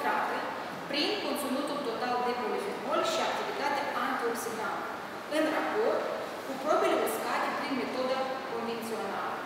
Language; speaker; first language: Romanian; native; Romanian